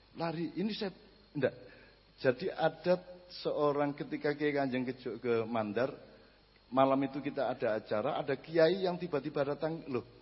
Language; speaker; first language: Indonesian; native; Indonesian